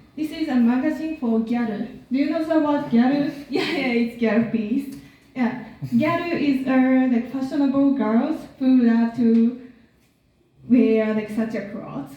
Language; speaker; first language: English; non-native, learner; Japanese